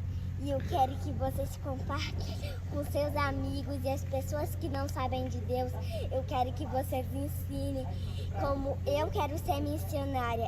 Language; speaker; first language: Portuguese; non-native, local second language; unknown